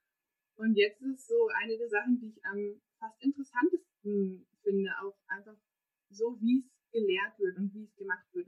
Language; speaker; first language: German; native; German